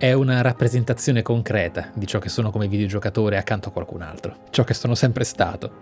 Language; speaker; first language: Italian; native; Italian